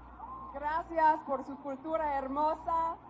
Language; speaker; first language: Spanish; non-native, fluent; English